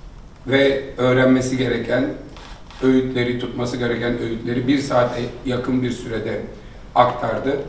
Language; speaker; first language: Turkish; native; Turkish